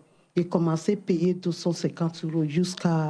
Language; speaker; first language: French; non-native, learner; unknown